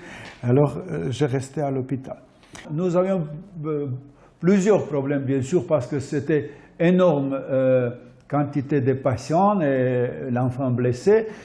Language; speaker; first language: French; non-native, fluent; Armenian